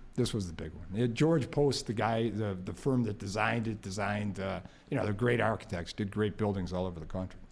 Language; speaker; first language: English; native; English